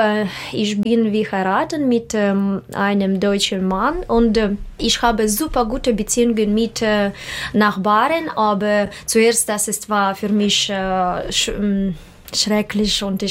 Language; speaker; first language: German; non-native, learner; Russian